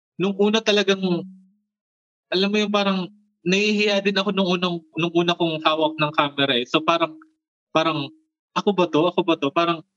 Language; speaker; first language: Filipino; non-native, local second language; Bikol